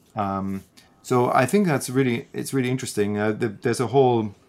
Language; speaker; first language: English; non-native, fluent; German